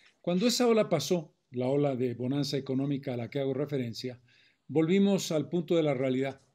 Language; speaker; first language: Spanish; native; Spanish